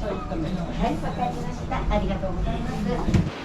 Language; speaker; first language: Japanese; native; Japanese